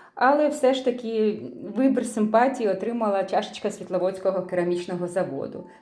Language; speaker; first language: Ukrainian; non-native, local second language; Russian